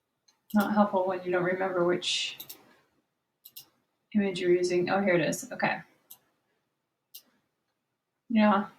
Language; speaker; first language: English; native; English